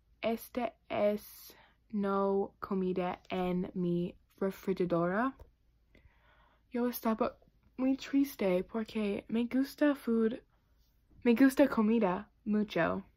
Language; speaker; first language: Spanish; non-native, learner; English